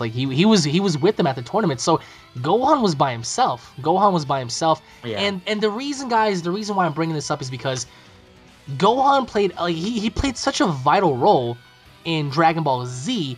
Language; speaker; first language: English; native; English